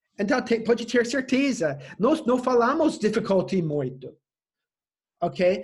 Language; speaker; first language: Portuguese; non-native, fluent; English